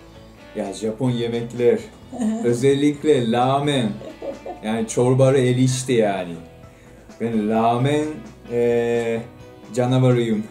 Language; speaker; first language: Turkish; non-native, fluent; Japanese